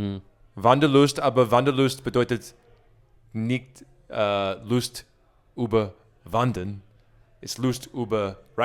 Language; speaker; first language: German; non-native, learner; English